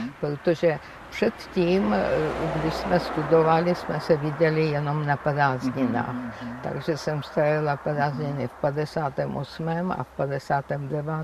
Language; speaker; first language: Czech; non-native, fluent; Georgian